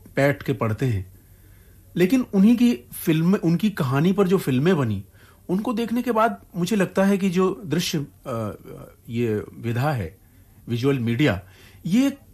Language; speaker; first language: Hindi; native; Hindi